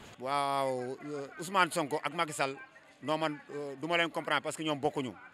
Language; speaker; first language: Wolof; native; Wolof